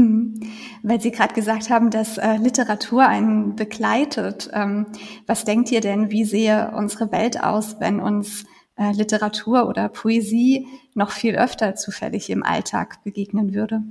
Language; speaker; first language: German; native; German